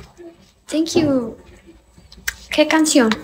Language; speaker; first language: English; non-native, learner; Spanish